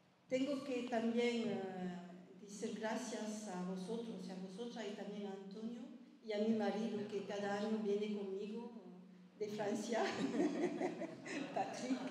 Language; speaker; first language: Spanish; early bilingual, heritage; French